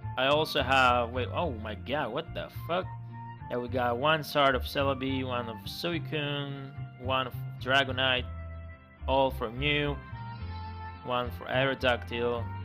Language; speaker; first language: English; non-native, fluent; Greek